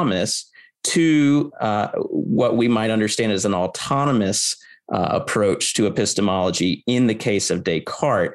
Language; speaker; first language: English; native; English